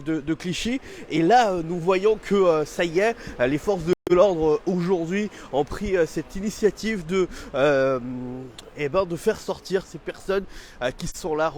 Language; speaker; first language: French; native; French